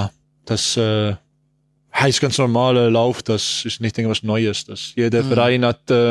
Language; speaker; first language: German; non-native, learner; Estonian